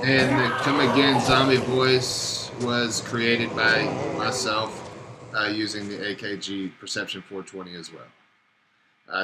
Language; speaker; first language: English; native; English